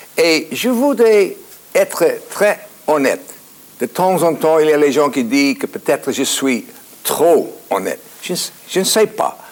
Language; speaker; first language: French; non-native, fluent; English